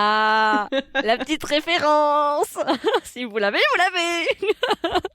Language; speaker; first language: French; native; French